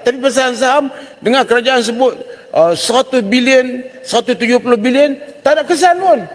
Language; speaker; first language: Malay; native; Malay